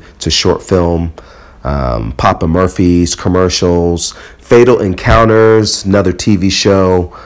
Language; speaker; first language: English; early bilingual, other home language; Akan